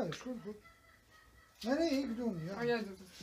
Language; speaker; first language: Dutch; non-native, learner; Serbian